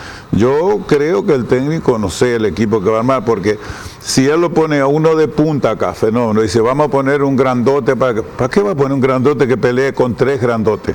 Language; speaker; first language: Spanish; native; Spanish